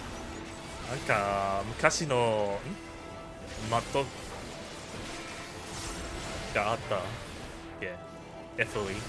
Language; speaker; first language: Japanese; non-native, learner; English